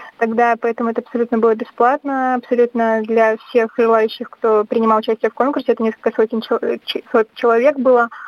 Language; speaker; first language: Russian; native; Russian